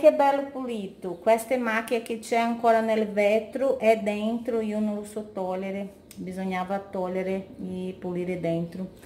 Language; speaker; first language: Italian; non-native, fluent; Portuguese